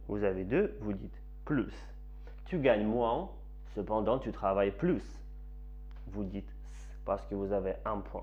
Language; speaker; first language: French; non-native, fluent; Russian